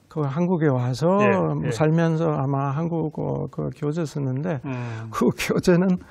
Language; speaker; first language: Korean; non-native, fluent; German